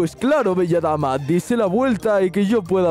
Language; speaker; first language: Spanish; native; Spanish